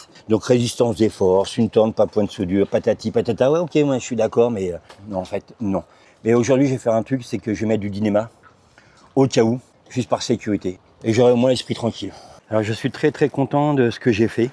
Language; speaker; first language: French; native; French